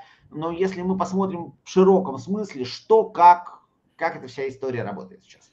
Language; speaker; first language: Russian; native; Russian